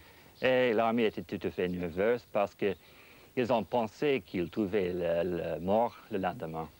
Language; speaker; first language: French; non-native, fluent; English